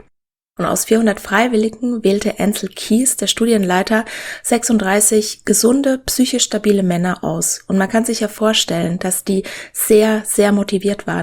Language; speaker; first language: German; native; German